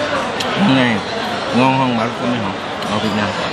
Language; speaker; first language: Vietnamese; non-native, learner; Korean